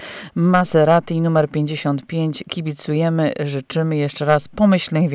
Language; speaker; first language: Polish; native; Polish